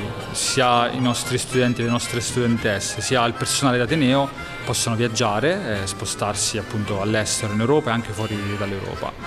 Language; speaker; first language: Italian; native; Italian